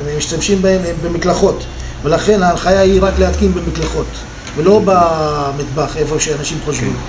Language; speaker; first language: Hebrew; non-native, local second language; Arabic